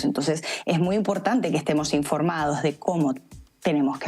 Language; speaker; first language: Spanish; native; Spanish